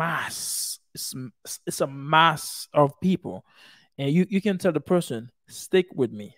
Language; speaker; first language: English; non-native, fluent; Haitian Creole